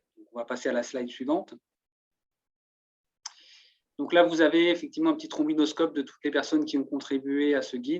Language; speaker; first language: French; native; French